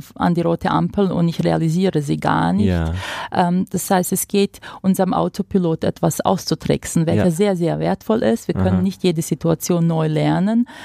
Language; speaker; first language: German; non-native, fluent; Croatian